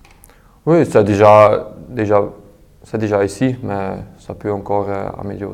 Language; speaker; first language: French; non-native, local second language; Dutch